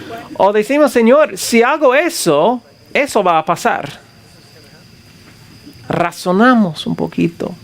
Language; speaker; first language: Spanish; non-native, fluent; English